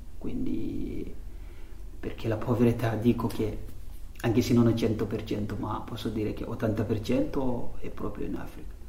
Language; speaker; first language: Italian; non-native, learner; Fula